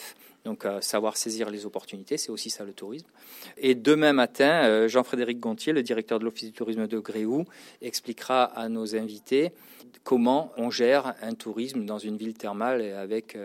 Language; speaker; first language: French; native; French